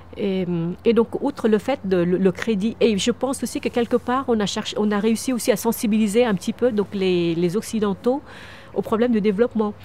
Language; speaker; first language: French; early bilingual, other home language; Vietnamese